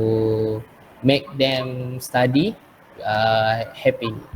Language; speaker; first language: English; non-native, learner; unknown